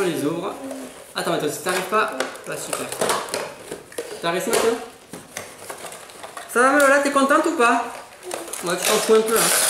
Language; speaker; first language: French; native; French